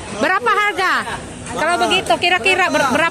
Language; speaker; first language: Indonesian; non-native, learner; Cebuano